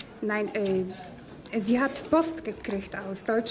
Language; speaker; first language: German; non-native, fluent; Polish